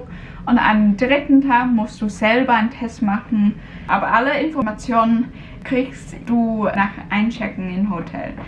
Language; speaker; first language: German; non-native, fluent; Cantonese